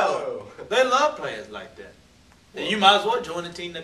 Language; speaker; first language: English; native; English